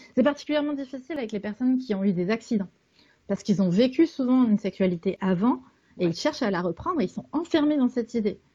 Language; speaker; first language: French; native; French